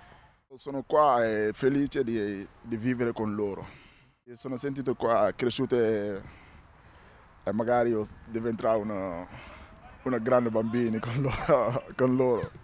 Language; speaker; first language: Italian; non-native, learner; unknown